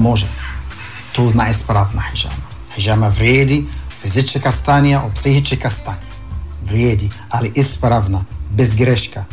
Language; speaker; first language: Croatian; non-native, fluent; Arabic